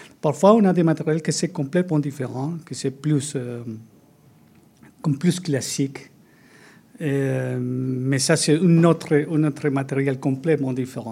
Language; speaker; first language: French; non-native, fluent; Spanish